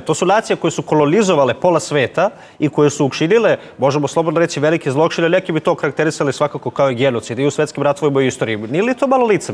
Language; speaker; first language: Serbian; native; Serbian